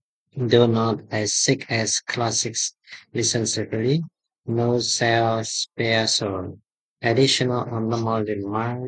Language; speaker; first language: English; non-native, fluent; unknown